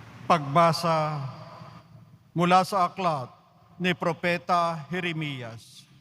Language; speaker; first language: Filipino; native; Filipino